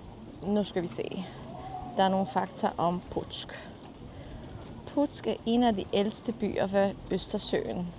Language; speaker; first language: Danish; non-native, fluent; Polish